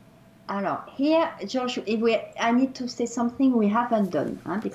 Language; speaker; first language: English; non-native, fluent; French